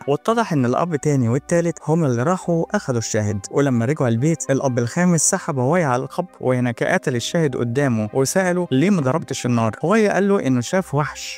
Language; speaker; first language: Arabic; native; Arabic